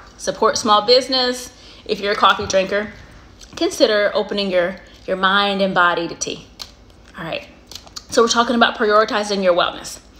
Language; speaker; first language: English; native; English